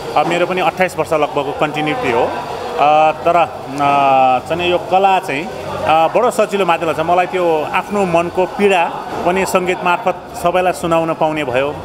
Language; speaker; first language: Nepali; non-native, local second language; Sherpa